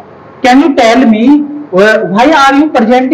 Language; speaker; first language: English; non-native, local second language; Hindi